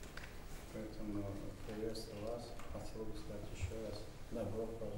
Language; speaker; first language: Russian; non-native, local second language; Turkmen